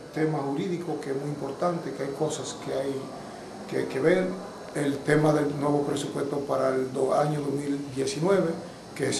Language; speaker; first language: Spanish; native; Spanish